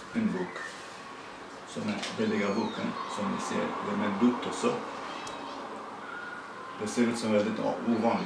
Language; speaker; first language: Swedish; non-native, learner; Persian